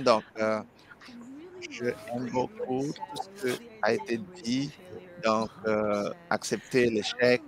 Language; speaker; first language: French; non-native, learner; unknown